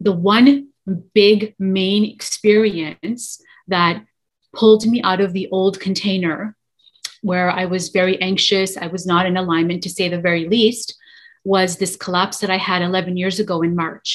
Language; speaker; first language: English; native; English